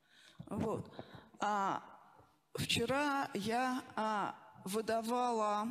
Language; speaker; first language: Russian; native; Russian